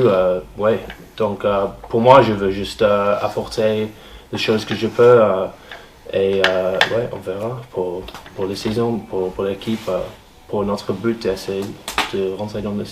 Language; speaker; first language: French; non-native, fluent; English